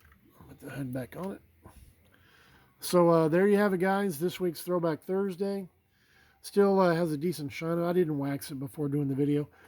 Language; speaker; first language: English; native; English